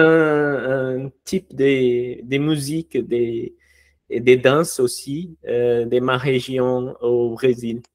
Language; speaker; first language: French; non-native, learner; Portuguese